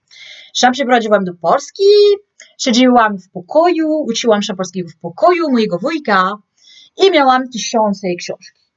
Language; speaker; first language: Polish; non-native, learner; French